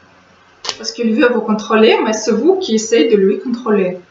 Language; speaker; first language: French; non-native, fluent; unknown